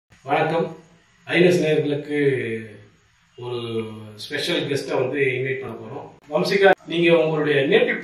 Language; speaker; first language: Tamil; native; Tamil